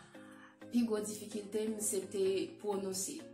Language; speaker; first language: French; non-native, local second language; Haitian Creole